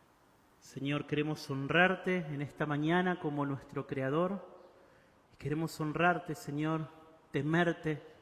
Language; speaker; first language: Spanish; native; Spanish